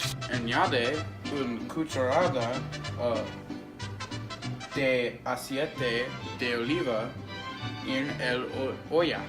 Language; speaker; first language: Spanish; non-native, learner; English